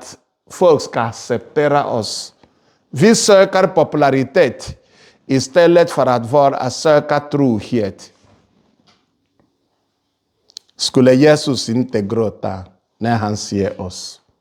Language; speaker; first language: Swedish; non-native, fluent; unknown